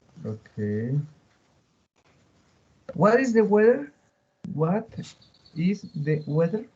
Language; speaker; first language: English; non-native, learner; Spanish